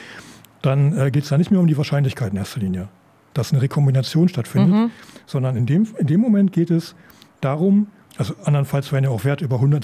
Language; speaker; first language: German; native; German